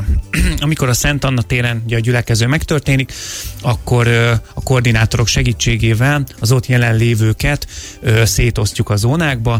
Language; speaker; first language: Hungarian; native; Hungarian